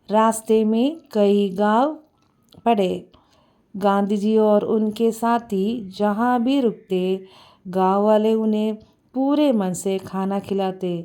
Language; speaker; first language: Hindi; non-native, local second language; Malayalam